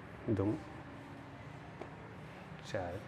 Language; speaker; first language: Vietnamese; non-native, learner; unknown